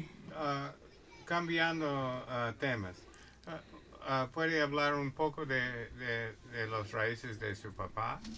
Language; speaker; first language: Spanish; non-native, learner; English